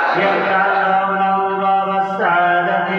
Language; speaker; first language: Arabic; non-native, fluent; Bangla